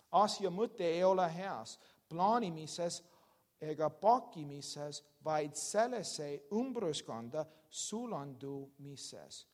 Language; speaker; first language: Estonian; non-native, learner; English